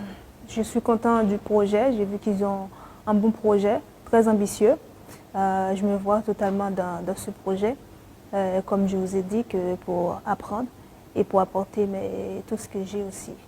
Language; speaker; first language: French; non-native, local second language; Haitian Creole